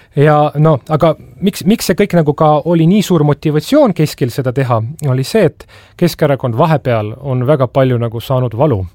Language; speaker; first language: Estonian; non-native, local second language; Russian